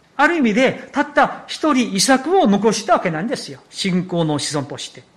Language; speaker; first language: Japanese; non-native, fluent; Korean